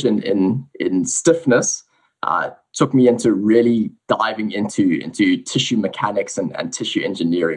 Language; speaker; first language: English; native; English